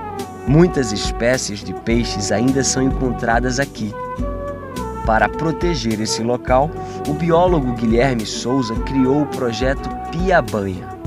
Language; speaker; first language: Portuguese; native; Portuguese